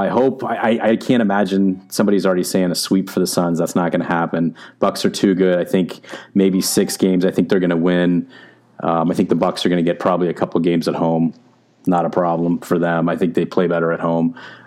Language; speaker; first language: English; native; English